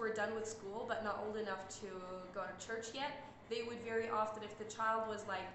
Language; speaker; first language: English; early bilingual, other home language; Plautdietsch